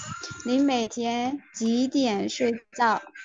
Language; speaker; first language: Chinese; non-native, learner; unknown